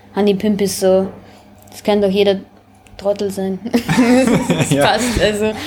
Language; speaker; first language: German; native; German